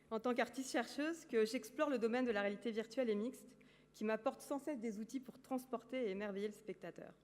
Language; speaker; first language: French; native; French